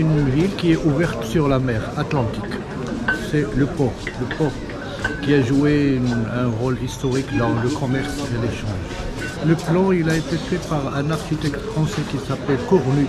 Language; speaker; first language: French; non-native, local second language; Arabic